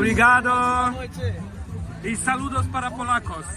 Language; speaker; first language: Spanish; non-native, learner; Polish